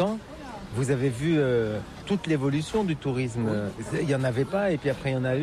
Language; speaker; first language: French; native; French